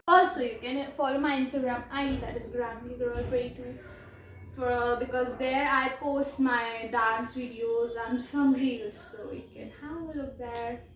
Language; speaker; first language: English; non-native, local second language; Hindi